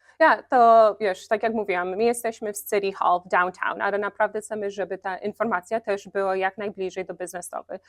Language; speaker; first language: Polish; early bilingual, heritage; Polish